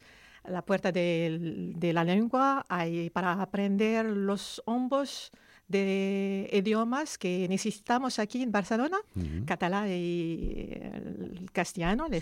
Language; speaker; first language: Spanish; non-native, learner; Arabic